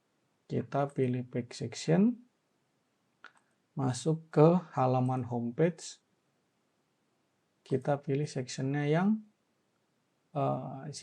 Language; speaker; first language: Indonesian; native; Indonesian